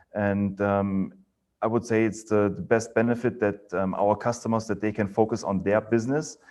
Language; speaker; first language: English; non-native, fluent; German